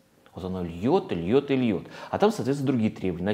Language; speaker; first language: Russian; native; Russian